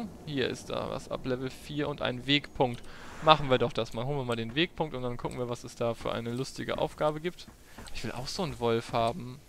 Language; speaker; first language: German; native; German